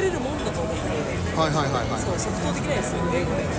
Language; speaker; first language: Japanese; native; Japanese